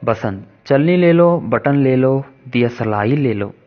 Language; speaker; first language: Hindi; non-native, local second language; Kannada